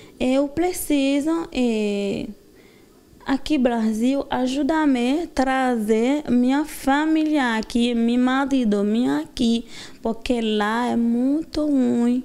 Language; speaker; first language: Portuguese; non-native, learner; Haitian Creole